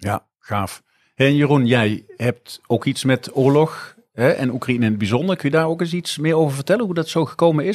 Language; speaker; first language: Dutch; native; Dutch